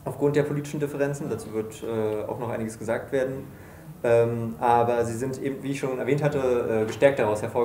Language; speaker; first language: German; native; German